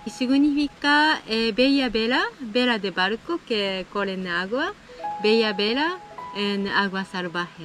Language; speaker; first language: Spanish; non-native, learner; Japanese